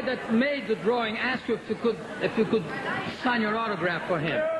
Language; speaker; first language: English; non-native, fluent; Portuguese